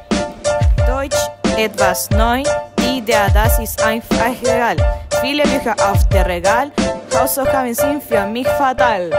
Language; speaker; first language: German; non-native, learner; Spanish